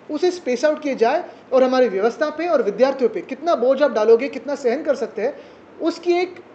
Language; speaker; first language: Hindi; non-native, local second language; Marathi